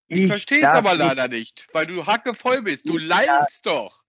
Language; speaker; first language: German; native; German